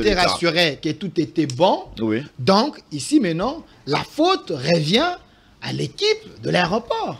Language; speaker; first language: French; non-native, local second language; Lingala